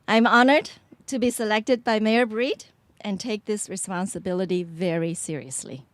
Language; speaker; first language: English; early bilingual, other home language; Chinese